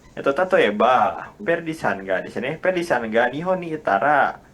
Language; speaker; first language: Japanese; non-native, fluent; Indonesian